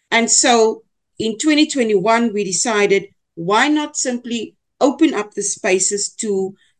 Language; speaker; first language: English; non-native, local second language; Afrikaans